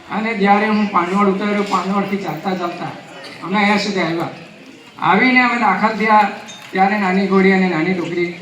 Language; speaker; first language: Gujarati; non-native, local second language; Kukna